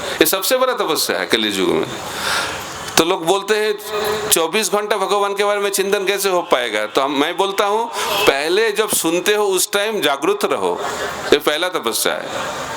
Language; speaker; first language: Hindi; non-native, local second language; Bangla